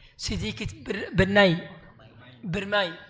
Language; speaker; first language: Indonesian; non-native, learner; Arabic